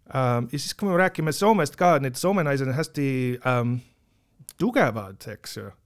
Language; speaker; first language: Estonian; non-native, fluent; English